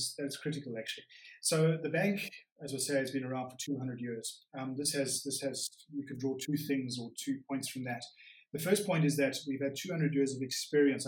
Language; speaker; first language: English; native; English